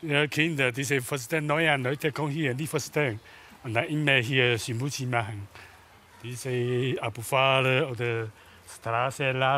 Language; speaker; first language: German; non-native, learner; Chinese